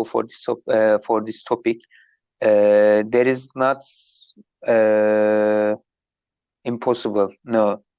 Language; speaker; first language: English; non-native, learner; Turkish